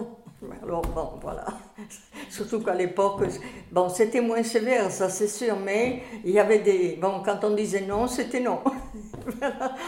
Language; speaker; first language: French; native; French